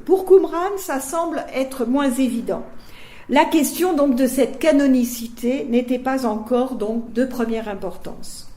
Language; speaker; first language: French; native; French